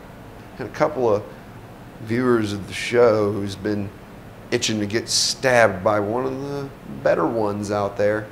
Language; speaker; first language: English; native; English